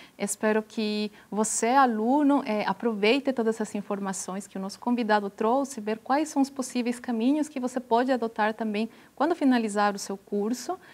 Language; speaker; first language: Portuguese; non-native, fluent; Spanish